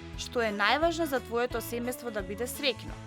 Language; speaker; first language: Macedonian; native; Macedonian